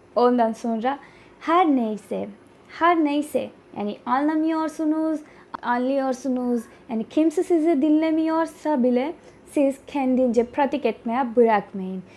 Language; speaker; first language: Turkish; non-native, fluent; Urdu